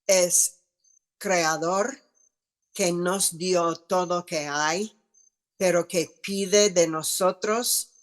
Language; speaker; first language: Spanish; non-native, fluent; English